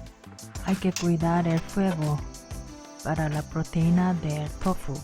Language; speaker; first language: Spanish; non-native, learner; Korean